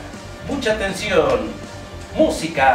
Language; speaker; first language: Spanish; native; Spanish